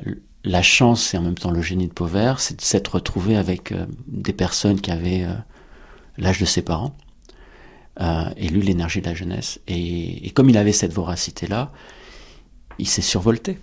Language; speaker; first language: French; native; French